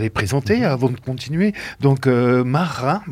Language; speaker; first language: French; native; French